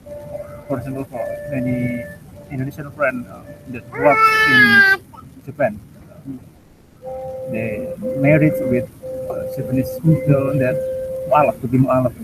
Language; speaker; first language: English; non-native, learner; Indonesian